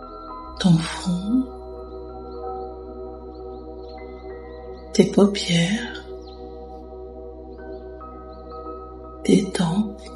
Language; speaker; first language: French; native; French